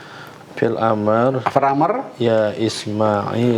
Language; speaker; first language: Arabic; non-native, learner; Indonesian